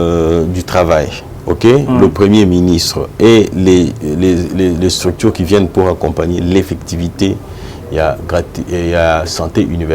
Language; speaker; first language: French; non-native, local second language; Lingala